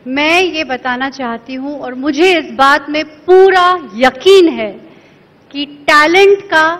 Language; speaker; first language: Hindi; native; Hindi